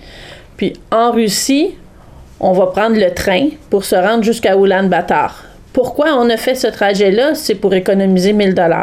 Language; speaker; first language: French; native; French